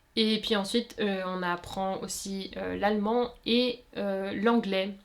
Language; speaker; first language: French; native; French